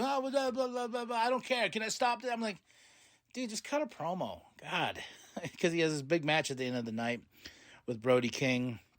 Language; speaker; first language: English; native; English